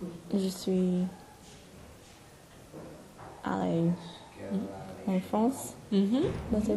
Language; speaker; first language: French; non-native, learner; English